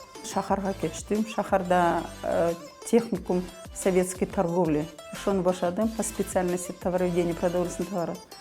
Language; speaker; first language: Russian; non-native, local second language; Karachay-Balkar